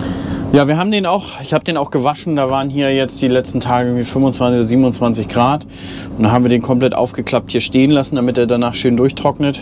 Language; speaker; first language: German; native; German